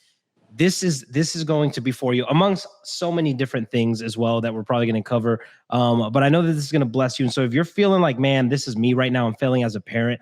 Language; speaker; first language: English; native; English